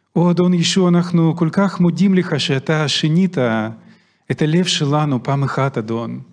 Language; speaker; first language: Hebrew; non-native, fluent; Russian